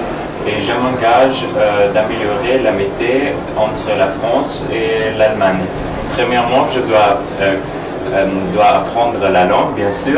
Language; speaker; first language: French; non-native, learner; German